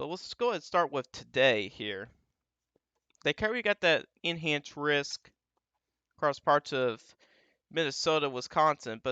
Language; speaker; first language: English; native; English